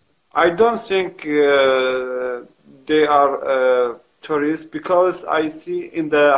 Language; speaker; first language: English; non-native, learner; Kurdish